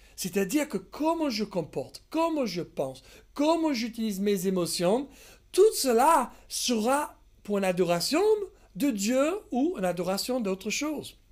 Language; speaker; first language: French; non-native, fluent; English